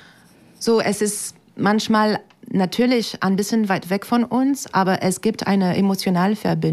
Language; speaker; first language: German; non-native, fluent; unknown